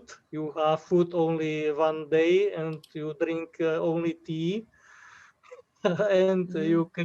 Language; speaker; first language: English; non-native, learner; Czech